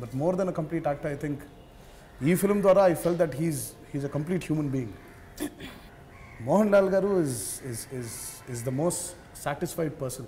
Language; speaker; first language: Telugu; native; Telugu